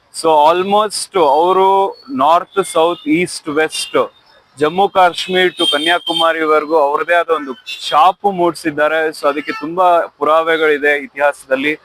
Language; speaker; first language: Kannada; native; Kannada